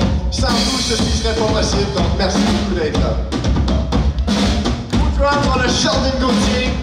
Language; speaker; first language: French; native; French